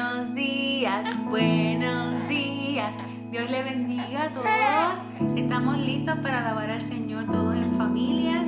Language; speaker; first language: Spanish; native; Spanish